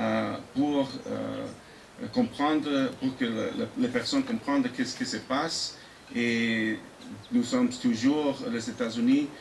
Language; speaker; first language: French; non-native, fluent; English